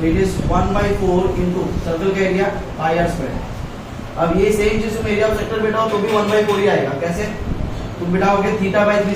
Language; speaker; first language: Hindi; native; Hindi